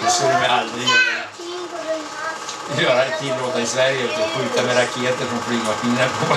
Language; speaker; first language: Swedish; native; Swedish